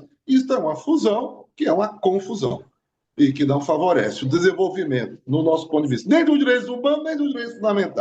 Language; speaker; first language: Portuguese; native; Portuguese